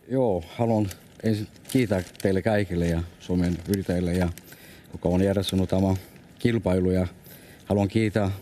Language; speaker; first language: Finnish; non-native, fluent; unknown